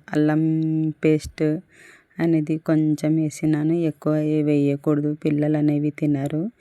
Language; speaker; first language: Telugu; non-native, local second language; Urdu